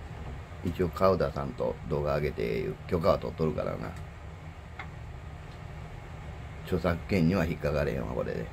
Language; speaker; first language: Japanese; native; Japanese